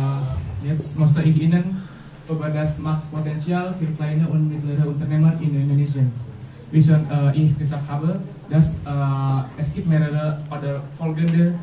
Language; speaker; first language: German; non-native, learner; Indonesian